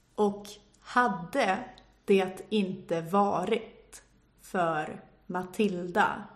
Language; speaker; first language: Swedish; native; Swedish